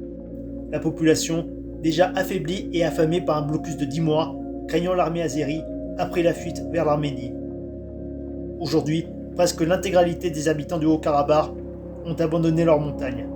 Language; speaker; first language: French; native; French